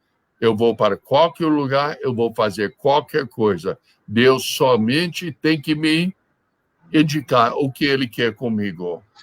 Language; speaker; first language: Portuguese; non-native, fluent; English